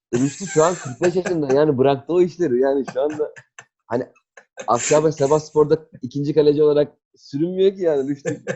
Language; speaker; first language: Turkish; native; Turkish